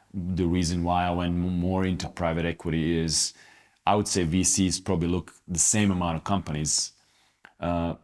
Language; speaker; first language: English; non-native, fluent; Croatian